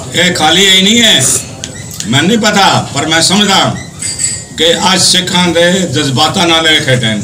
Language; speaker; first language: Hindi; non-native, local second language; Punjabi